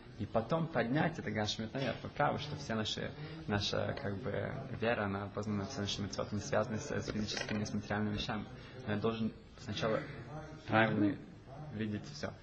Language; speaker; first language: Russian; early bilingual, heritage; Russian